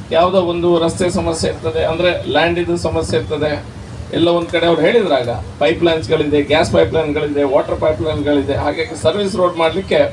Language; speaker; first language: Kannada; native; Kannada